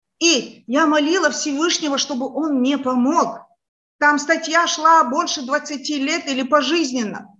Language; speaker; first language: Russian; non-native, local second language; Chechen